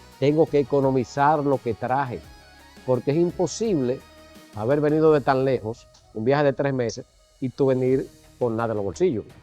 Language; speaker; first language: Spanish; native; Spanish